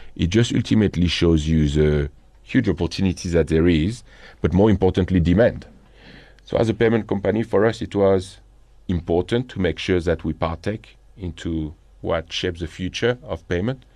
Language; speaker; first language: English; non-native, fluent; French